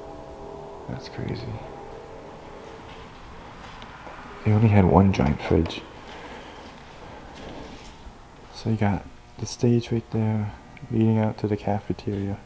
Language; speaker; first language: English; native; English